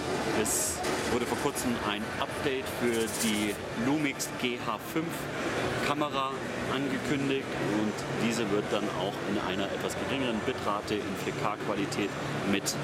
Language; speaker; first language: German; native; German